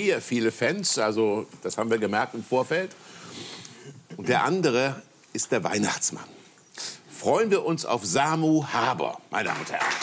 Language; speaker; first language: German; native; German